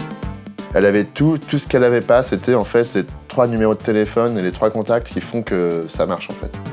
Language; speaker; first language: French; native; French